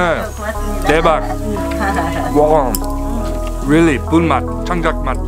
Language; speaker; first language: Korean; non-native, learner; English